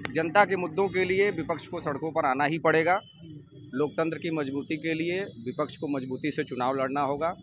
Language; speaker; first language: Hindi; native; Hindi